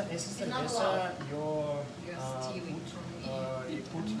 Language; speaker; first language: Spanish; non-native, learner; Russian